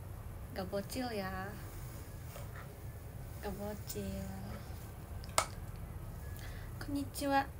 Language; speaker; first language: Indonesian; early bilingual, heritage; Indonesian